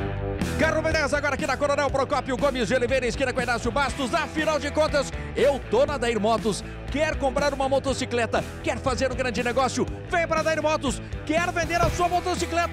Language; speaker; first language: Portuguese; native; Portuguese